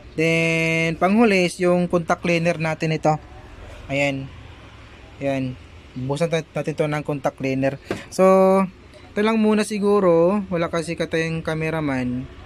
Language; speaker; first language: Filipino; non-native, local second language; Cebuano